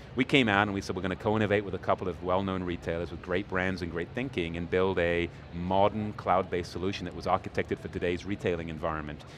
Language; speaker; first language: English; native; English